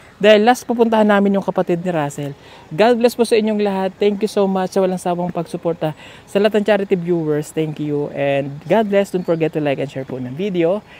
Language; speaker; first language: Filipino; native; Filipino